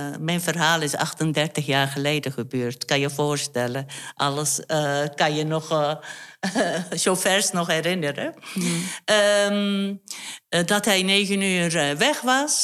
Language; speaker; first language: Dutch; non-native, fluent; Turkish